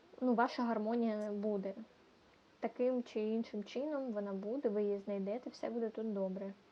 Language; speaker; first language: Ukrainian; non-native, local second language; Russian